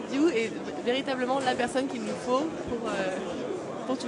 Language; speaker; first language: French; native; French